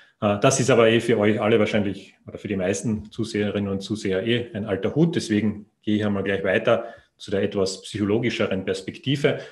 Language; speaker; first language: German; native; German